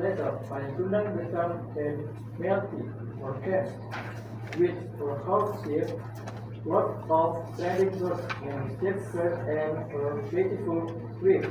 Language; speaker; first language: English; non-native, learner; Indonesian